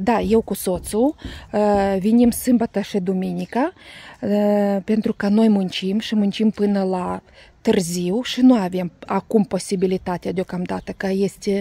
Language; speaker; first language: Romanian; non-native, learner; Russian